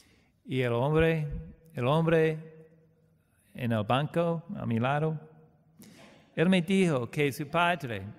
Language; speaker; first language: Spanish; non-native, learner; English